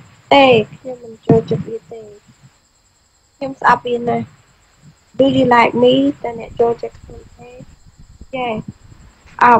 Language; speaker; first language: English; non-native, learner; Khmer